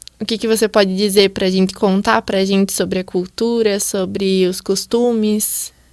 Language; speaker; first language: Portuguese; native; Portuguese